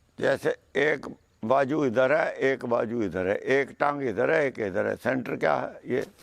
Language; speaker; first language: Hindi; non-native, local second language; Punjabi